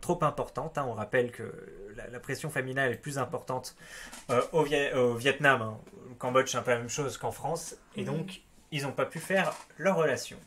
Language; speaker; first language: French; native; French